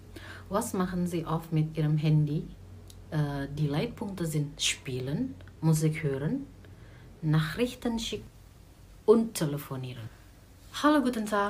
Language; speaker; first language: German; non-native, learner; Indonesian